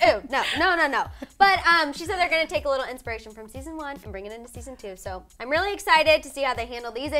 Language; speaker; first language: English; native; English